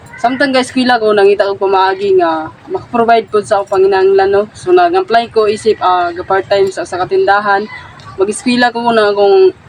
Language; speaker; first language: Cebuano; non-native, local second language; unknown